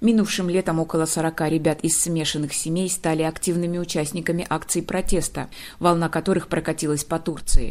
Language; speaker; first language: Russian; native; Russian